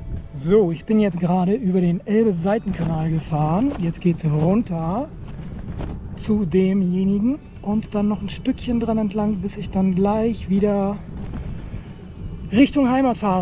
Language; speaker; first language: German; native; German